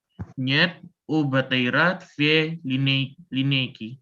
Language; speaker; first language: Russian; non-native, learner; Indonesian